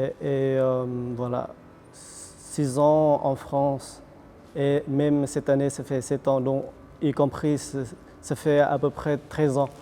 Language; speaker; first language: French; non-native, fluent; Vietnamese